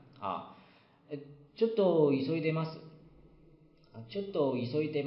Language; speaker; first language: Japanese; non-native, fluent; Chinese